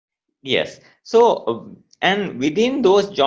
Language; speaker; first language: English; non-native, local second language; Sinhala